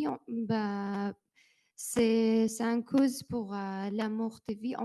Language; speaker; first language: French; non-native, learner; Persian